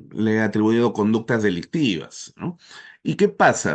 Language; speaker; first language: Spanish; native; Spanish